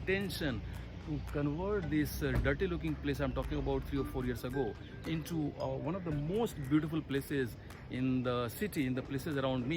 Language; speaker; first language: English; non-native, local second language; Hindi